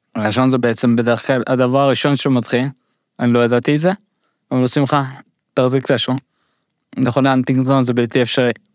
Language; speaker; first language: Hebrew; early bilingual, other home language; Russian